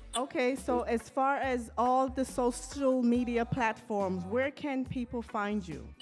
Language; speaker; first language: English; native; English